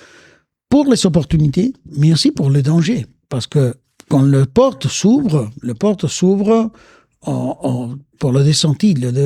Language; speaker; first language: French; non-native, fluent; Spanish